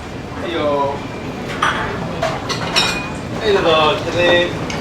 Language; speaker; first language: Japanese; native; Japanese